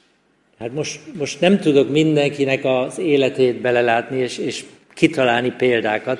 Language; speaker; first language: Hungarian; non-native, fluent; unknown